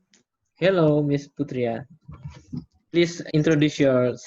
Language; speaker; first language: English; non-native, fluent; Indonesian